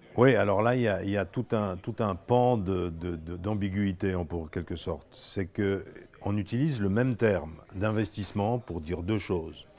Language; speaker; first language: French; non-native, fluent; Polish